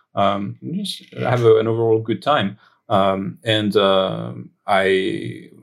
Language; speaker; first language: English; non-native, fluent; French